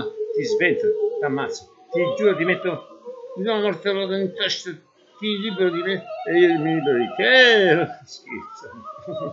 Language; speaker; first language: Italian; native; Italian